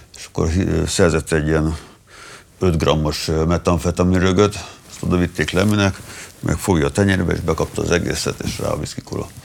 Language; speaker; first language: Hungarian; native; Hungarian